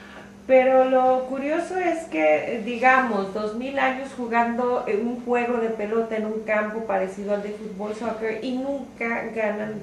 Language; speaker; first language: Spanish; native; Spanish